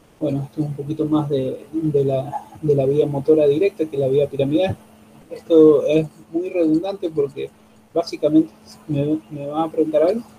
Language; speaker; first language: Spanish; native; Spanish